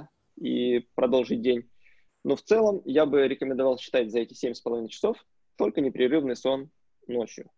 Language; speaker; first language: Russian; native; Russian